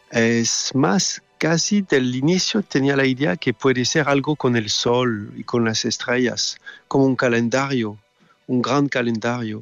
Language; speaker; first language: Spanish; non-native, learner; French